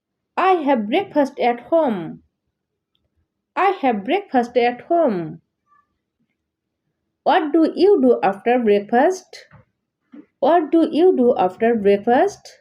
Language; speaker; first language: English; non-native, learner; Bangla